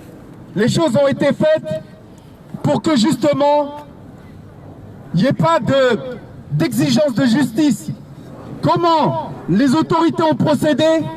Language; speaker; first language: French; native; French